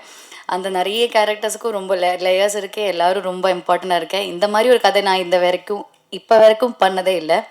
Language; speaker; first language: Tamil; non-native, learner; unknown